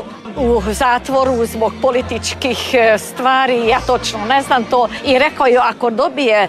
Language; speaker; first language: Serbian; early bilingual, heritage; Croatian